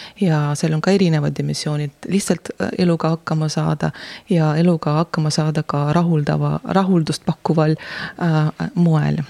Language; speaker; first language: Estonian; non-native, local second language; Russian